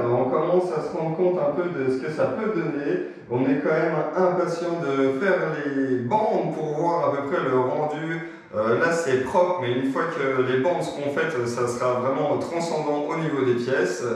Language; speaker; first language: French; native; French